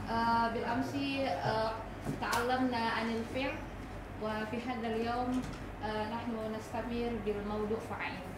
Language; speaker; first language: Arabic; non-native, fluent; Indonesian